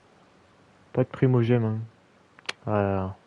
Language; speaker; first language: French; native; French